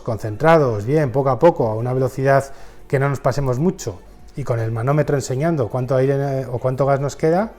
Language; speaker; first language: Spanish; native; Spanish